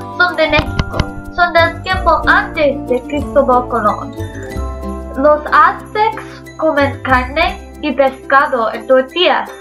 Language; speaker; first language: Spanish; non-native, learner; English